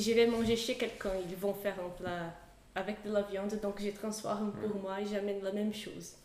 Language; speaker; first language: French; non-native, fluent; Portuguese